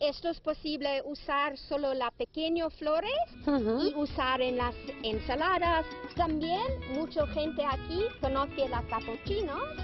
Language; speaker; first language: Spanish; non-native, learner; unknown